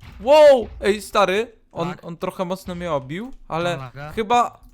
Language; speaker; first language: Polish; native; Polish